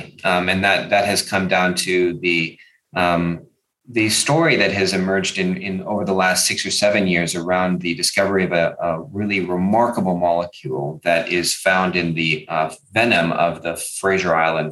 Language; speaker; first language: English; native; English